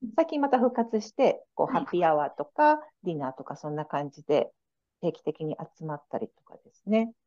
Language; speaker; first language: Japanese; native; Japanese